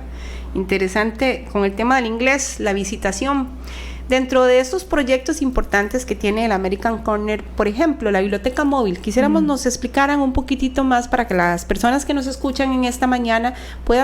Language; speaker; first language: Spanish; native; Spanish